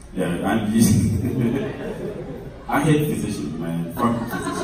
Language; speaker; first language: English; non-native, fluent; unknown